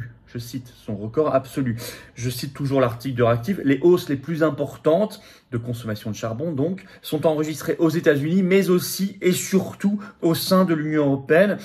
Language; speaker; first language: French; native; French